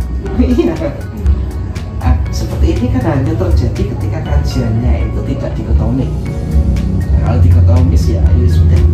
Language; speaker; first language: Indonesian; native; Indonesian